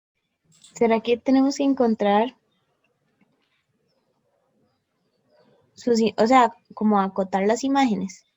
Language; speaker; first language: Spanish; native; Spanish